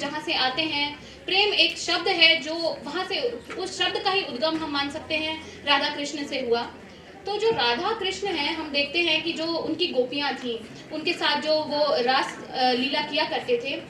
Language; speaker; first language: Hindi; native; Hindi